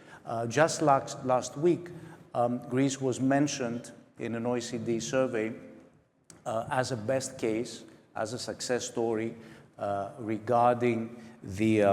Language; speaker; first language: English; non-native, local second language; Greek